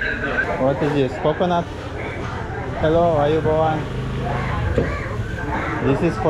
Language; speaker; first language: English; non-native, learner; Russian